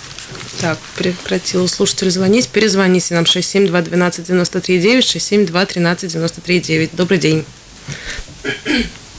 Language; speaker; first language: Russian; native; Russian